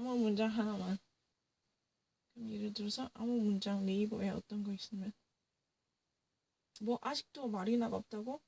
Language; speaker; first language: Korean; early bilingual, heritage; English